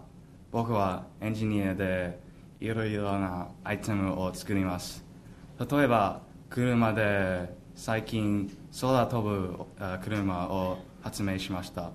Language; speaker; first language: Japanese; non-native, learner; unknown